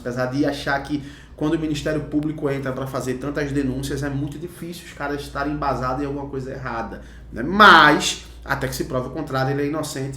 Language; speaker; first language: Portuguese; native; Portuguese